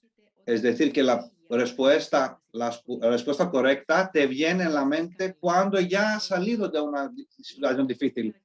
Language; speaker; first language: Spanish; non-native, fluent; Greek